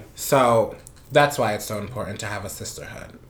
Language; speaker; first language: English; non-native, fluent; Spanish